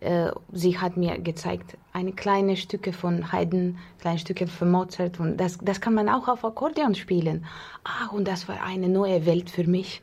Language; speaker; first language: German; non-native, fluent; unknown